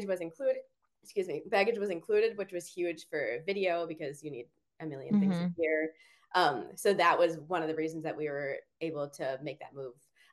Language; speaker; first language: English; native; English